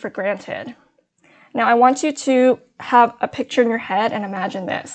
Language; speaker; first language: English; early bilingual, other home language; Min Nan Chinese